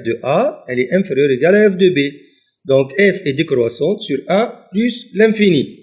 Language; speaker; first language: French; non-native, local second language; Arabic